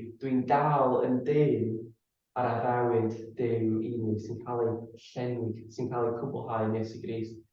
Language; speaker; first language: Welsh; non-native, fluent; English